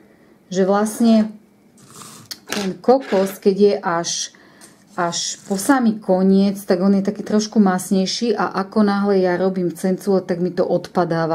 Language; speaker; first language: Slovak; native; Slovak